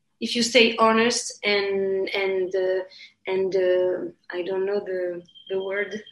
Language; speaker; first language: English; non-native, learner; French